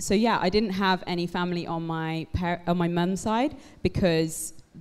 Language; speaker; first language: English; native; English